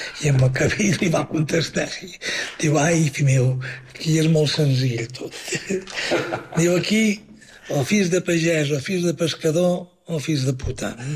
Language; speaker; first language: Catalan; native; Catalan